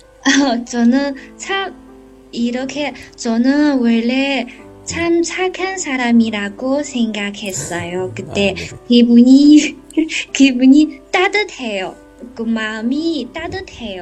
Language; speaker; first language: Korean; non-native, learner; Chinese